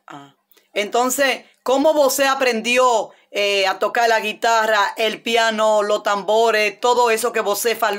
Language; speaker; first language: Spanish; native; Spanish